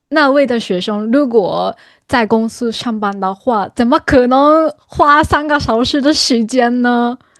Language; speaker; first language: Chinese; non-native, fluent; Japanese